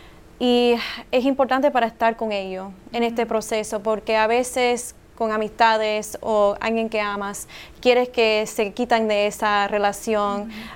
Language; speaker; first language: Spanish; early bilingual, heritage; English